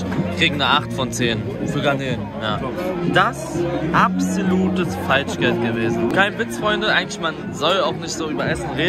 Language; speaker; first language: German; native; German